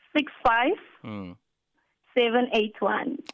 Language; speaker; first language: English; non-native, local second language; Southern Sotho